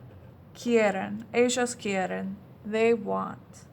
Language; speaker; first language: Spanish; non-native, fluent; English